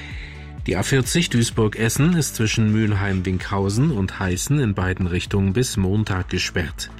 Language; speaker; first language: German; native; German